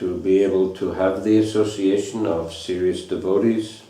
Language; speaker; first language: English; non-native, fluent; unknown